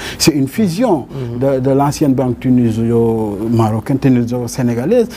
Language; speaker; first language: French; non-native, local second language; Wolof